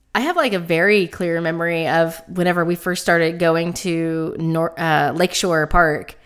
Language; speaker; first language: English; native; English